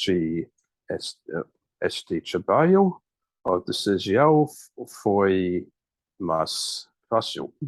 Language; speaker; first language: Portuguese; non-native, learner; English